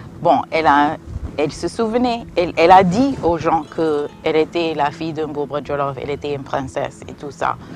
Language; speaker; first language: French; non-native, fluent; English